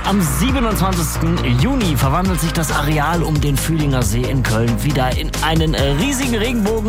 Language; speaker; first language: German; native; German